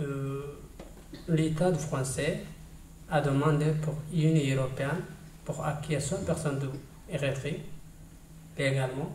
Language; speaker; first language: French; non-native, learner; Tigrinya